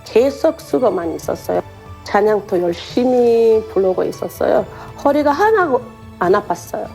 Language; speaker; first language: Korean; non-native, learner; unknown